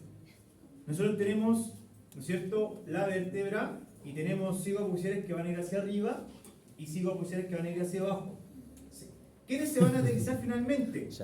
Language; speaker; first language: Spanish; native; Spanish